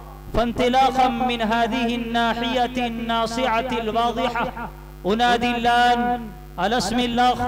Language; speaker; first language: Arabic; non-native, fluent; Urdu